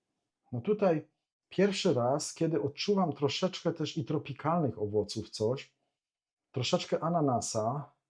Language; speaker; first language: Polish; native; Polish